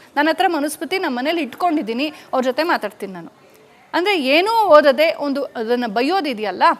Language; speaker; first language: Kannada; native; Kannada